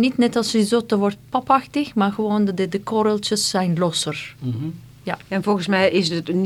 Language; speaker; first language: Dutch; non-native, fluent; Turkish